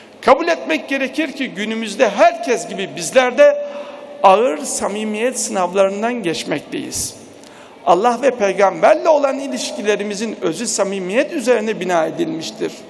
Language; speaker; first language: Turkish; native; Turkish